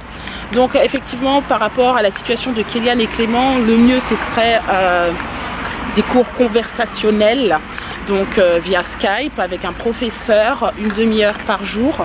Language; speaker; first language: French; native; French